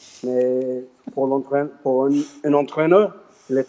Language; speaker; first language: French; non-native, learner; English